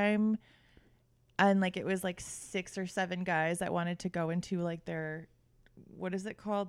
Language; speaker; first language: English; early bilingual, other home language; Romanian